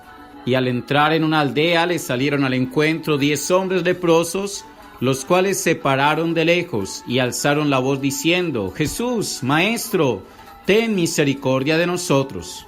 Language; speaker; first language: Spanish; native; Spanish